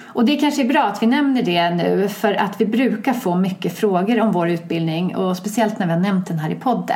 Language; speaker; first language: Swedish; native; Swedish